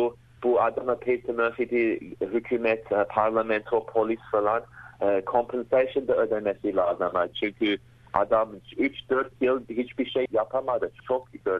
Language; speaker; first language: Turkish; early bilingual, heritage; Turkish